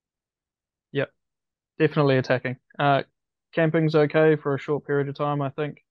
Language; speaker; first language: English; native; English